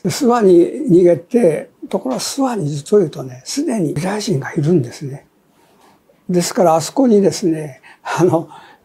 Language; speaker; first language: Japanese; native; Japanese